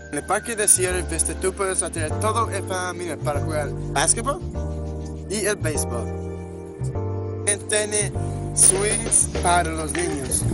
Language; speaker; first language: Spanish; non-native, learner; English